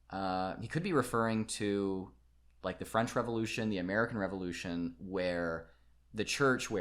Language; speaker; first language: English; native; English